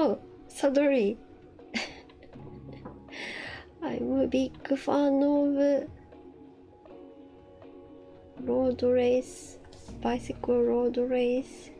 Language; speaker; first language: English; non-native, learner; Japanese